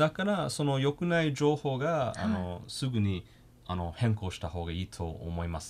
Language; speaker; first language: Japanese; non-native, fluent; English